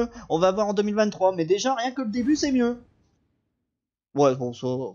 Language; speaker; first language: French; native; French